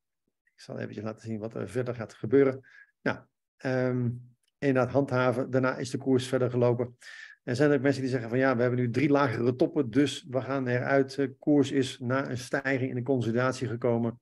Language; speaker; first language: Dutch; native; Dutch